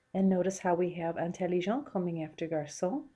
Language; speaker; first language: English; native; English